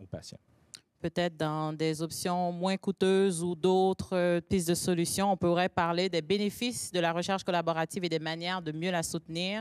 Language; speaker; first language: French; native; French